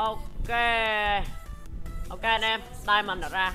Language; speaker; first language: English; non-native, learner; Vietnamese